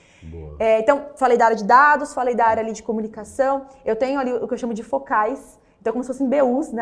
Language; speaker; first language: Portuguese; native; Portuguese